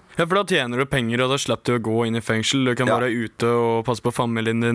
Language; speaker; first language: Norwegian; native; Norwegian